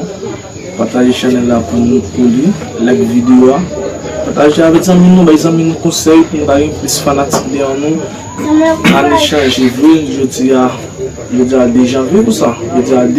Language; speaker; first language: French; non-native, learner; Haitian Creole